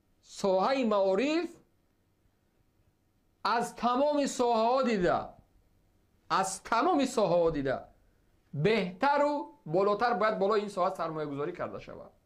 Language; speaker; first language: Persian; native; Persian